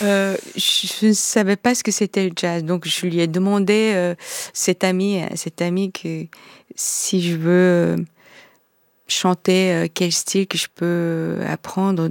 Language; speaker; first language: French; non-native, fluent; Korean